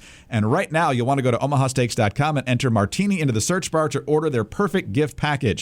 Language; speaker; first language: English; native; English